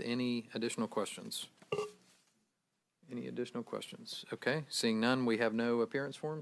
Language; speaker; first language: English; native; English